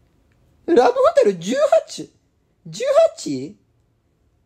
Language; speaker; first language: Japanese; non-native, learner; English